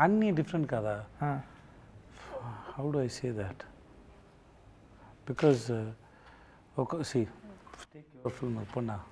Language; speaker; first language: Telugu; non-native, learner; Tamil